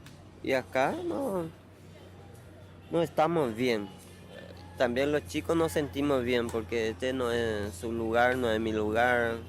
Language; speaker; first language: Spanish; non-native, local second language; Guarani